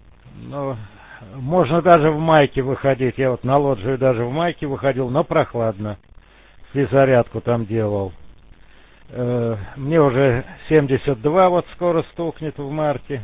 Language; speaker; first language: Russian; native; Russian